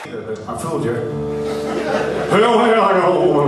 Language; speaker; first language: English; native; English